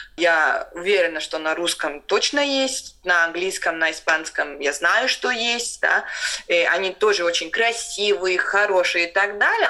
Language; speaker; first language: Russian; non-native, local second language; Latvian